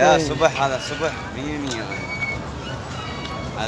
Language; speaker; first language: Arabic; non-native, learner; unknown